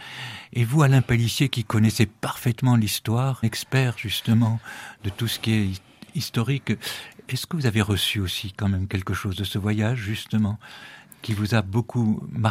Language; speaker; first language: French; native; French